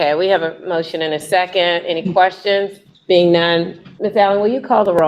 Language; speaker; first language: English; native; English